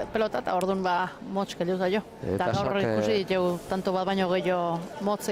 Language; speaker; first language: Basque; native; Basque